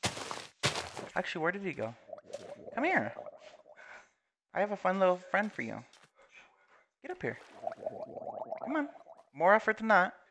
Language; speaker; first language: English; native; English